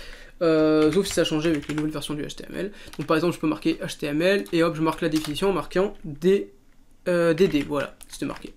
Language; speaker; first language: French; native; French